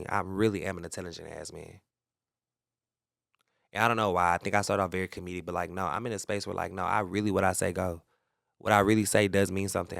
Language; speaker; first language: English; native; English